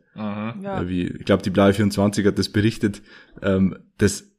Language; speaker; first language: German; native; German